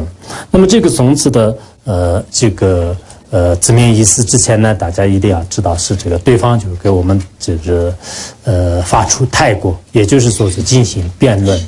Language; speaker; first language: Chinese; non-native, local second language; Tibetan